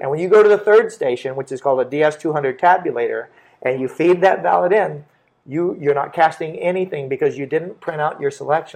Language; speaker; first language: English; native; English